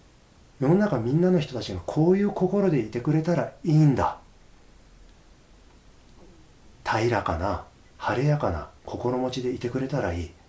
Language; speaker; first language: Japanese; native; Japanese